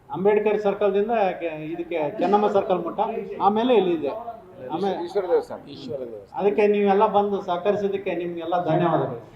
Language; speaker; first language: Kannada; non-native, local second language; Tulu